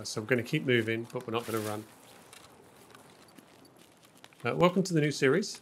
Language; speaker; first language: English; native; English